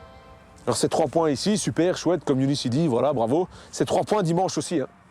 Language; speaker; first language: French; non-native, local second language; English